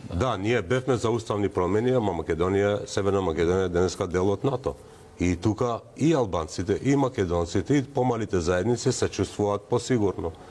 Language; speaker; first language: Macedonian; non-native, local second language; Albanian